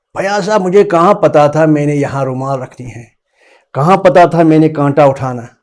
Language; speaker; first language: Urdu; non-native, local second language; Kashmiri